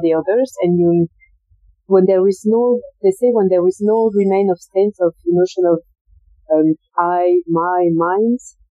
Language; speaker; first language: English; non-native, fluent; French